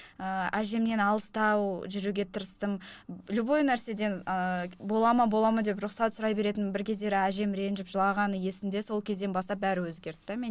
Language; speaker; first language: Kazakh; non-native, local second language; Russian